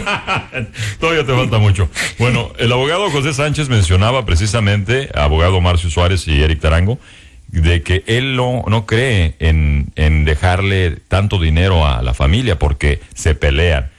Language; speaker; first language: Spanish; native; Spanish